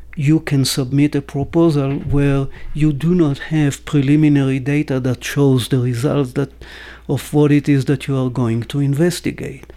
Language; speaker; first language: English; non-native, fluent; Hebrew